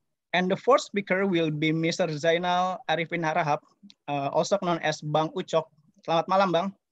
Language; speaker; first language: English; non-native, fluent; Indonesian